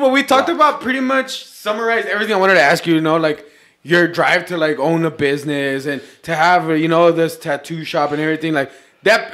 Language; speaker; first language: English; early bilingual, other home language; Spanish